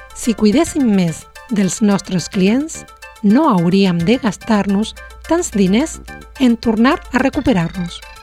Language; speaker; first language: Catalan; non-native, fluent; Spanish